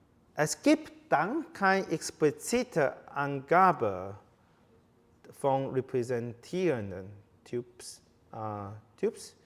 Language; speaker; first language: German; non-native, fluent; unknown